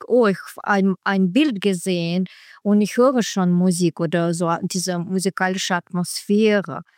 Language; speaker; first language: German; non-native, learner; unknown